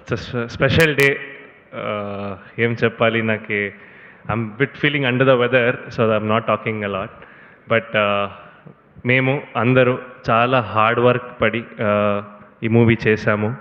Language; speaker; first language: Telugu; non-native, learner; Kannada